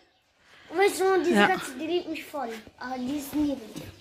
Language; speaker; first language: German; early bilingual, heritage; German